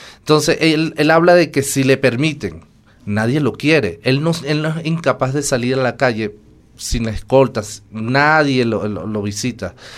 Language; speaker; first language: Spanish; native; Spanish